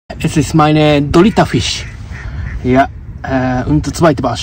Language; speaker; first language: German; non-native, learner; Japanese